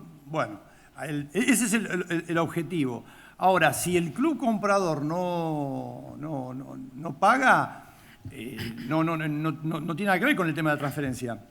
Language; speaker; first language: Spanish; native; Spanish